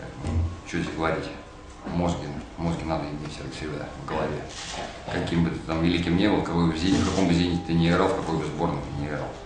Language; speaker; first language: Russian; native; Russian